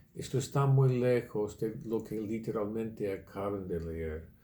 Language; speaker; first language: Spanish; non-native, fluent; English